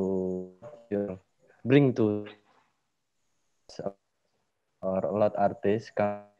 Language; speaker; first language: English; non-native, learner; Indonesian